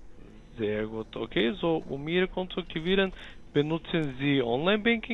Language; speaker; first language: German; non-native, learner; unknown